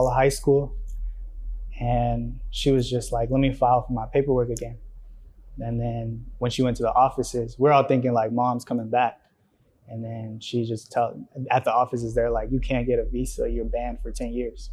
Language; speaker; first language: English; early bilingual, other home language; Spanish